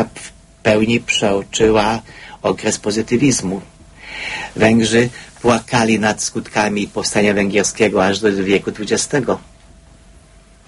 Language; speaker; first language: Polish; non-native, fluent; Hungarian